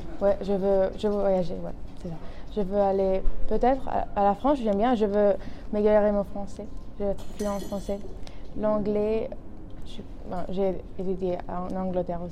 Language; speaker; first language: French; non-native, learner; Spanish